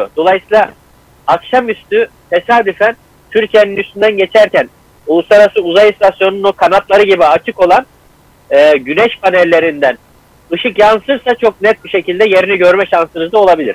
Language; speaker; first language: Turkish; native; Turkish